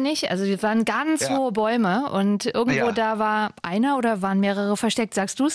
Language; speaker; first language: German; native; German